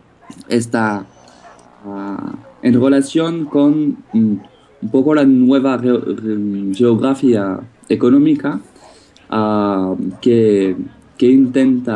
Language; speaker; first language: Spanish; non-native, fluent; French